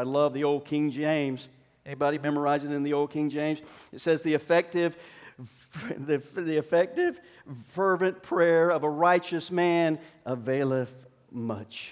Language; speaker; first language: English; native; English